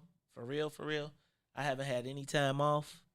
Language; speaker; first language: English; native; English